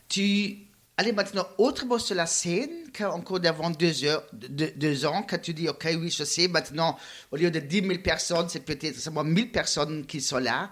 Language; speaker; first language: French; non-native, learner; Luxembourgish